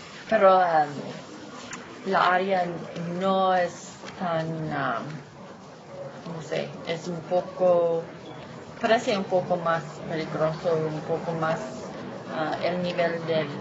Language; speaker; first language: Spanish; non-native, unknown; English